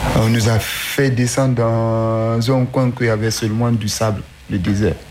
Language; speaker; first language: French; non-native, local second language; Susu